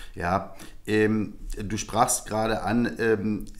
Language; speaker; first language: German; native; German